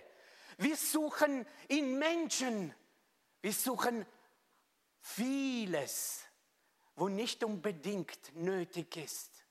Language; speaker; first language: German; non-native, fluent; Italian